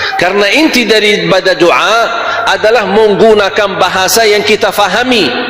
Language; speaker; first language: Malay; non-native, fluent; Arabic